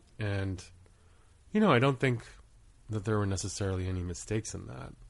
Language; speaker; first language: English; native; English